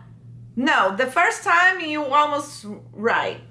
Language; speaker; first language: English; non-native, learner; Portuguese